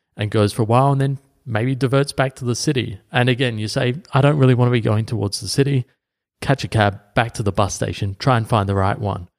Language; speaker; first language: English; native; English